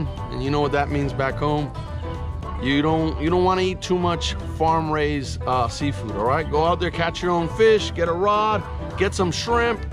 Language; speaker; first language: English; native; English